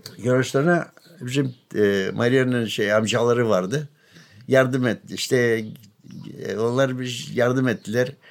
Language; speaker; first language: Turkish; non-native, local second language; Greek